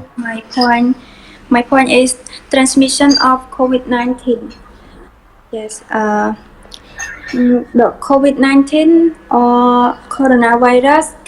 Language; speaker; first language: English; non-native, learner; Khmer